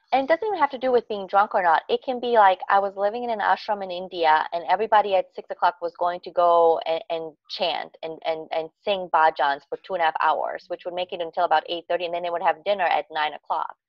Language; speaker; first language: English; native; English